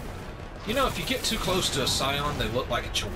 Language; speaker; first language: English; native; English